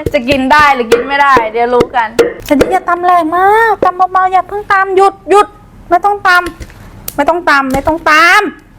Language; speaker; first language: Thai; native; Thai